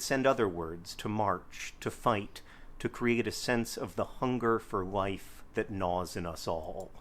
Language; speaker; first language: English; native; English